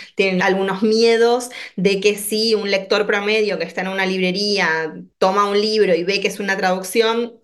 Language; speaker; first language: Spanish; native; Spanish